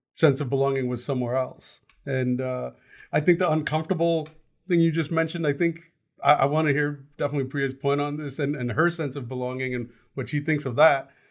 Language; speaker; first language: English; native; English